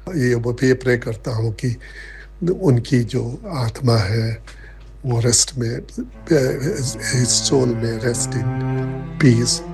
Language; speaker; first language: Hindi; non-native, local second language; Bangla